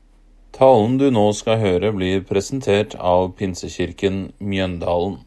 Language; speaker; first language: Norwegian; native; Norwegian